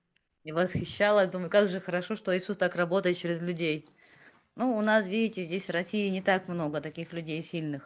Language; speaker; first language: Russian; native; Russian